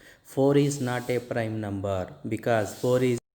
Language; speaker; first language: English; non-native, local second language; Kannada